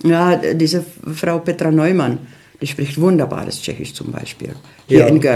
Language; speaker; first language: German; early bilingual, heritage; Czech